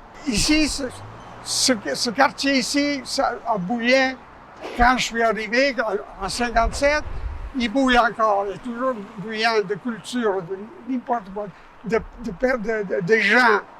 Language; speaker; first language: French; non-native, fluent; Italian